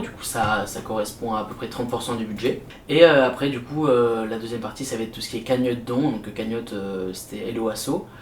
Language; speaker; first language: French; native; French